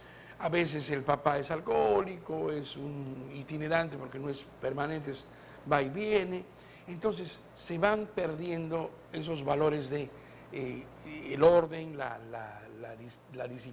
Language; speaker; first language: Spanish; native; Spanish